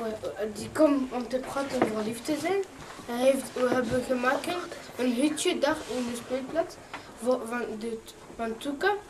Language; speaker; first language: Dutch; non-native, local second language; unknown